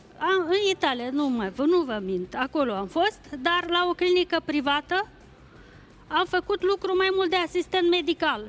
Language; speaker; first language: Romanian; native; Romanian